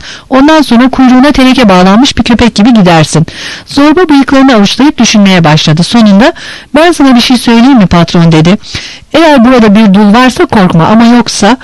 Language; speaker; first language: Turkish; native; Turkish